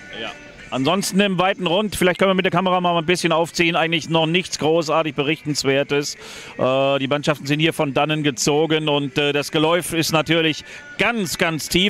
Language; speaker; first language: German; native; German